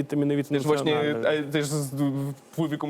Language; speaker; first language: Polish; non-native, learner; Belarusian